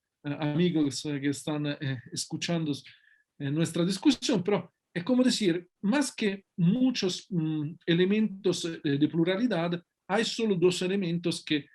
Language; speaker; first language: Spanish; non-native, fluent; Italian